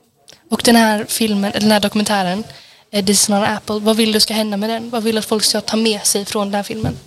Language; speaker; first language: Norwegian; non-native, fluent; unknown